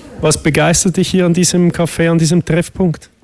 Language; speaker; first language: German; native; German